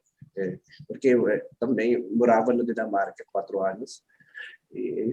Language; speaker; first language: Portuguese; non-native, learner; Filipino